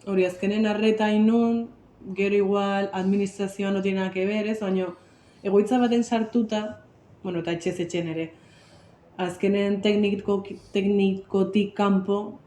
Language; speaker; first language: Basque; early bilingual, other home language; Spanish